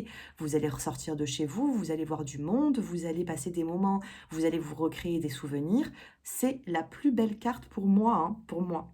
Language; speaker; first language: French; native; French